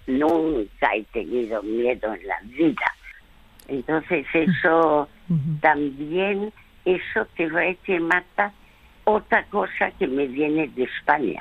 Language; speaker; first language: Spanish; early bilingual, other home language; French